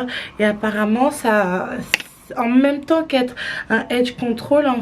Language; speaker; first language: French; native; French